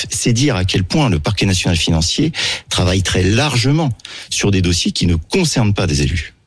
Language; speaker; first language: French; native; French